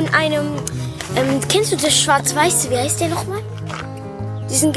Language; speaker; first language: German; early bilingual, other home language; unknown